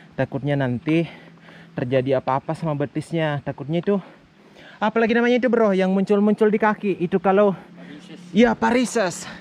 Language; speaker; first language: Indonesian; non-native, local second language; Buginese